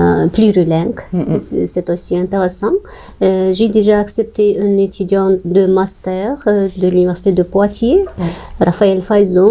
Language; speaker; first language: French; non-native, fluent; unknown